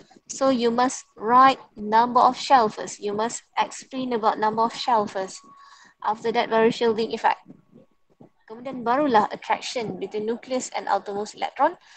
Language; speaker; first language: English; non-native, local second language; Malay